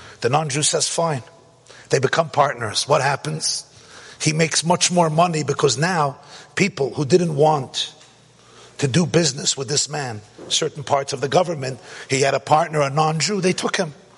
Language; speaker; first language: English; native; English